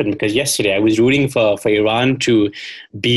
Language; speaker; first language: English; non-native, local second language; Khasi